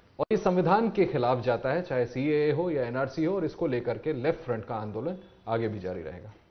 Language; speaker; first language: Hindi; native; Hindi